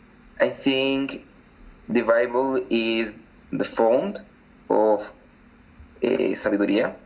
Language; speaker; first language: English; non-native, learner; Spanish